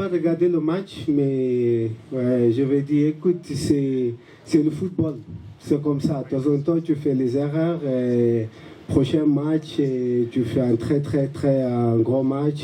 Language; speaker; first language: French; non-native, learner; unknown